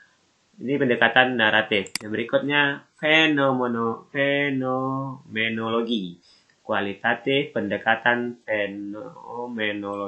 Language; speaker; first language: Indonesian; native; Indonesian